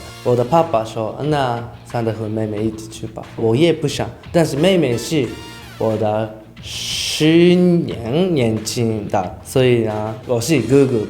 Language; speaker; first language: Chinese; non-native, learner; Japanese